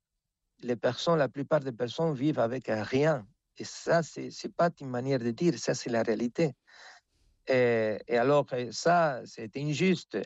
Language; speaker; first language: French; non-native, fluent; Spanish